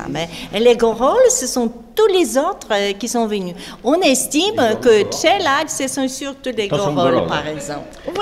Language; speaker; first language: French; non-native, fluent; Polish